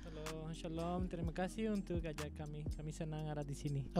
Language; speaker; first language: Indonesian; non-native, fluent; Spanish